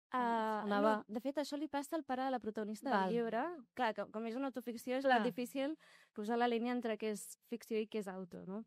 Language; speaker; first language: Catalan; non-native, local second language; Arabic